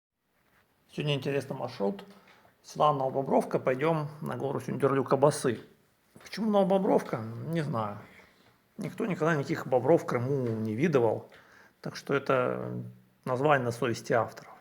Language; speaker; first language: Russian; native; Russian